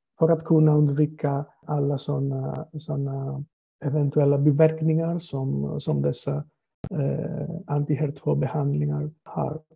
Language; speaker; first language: Swedish; non-native, fluent; Greek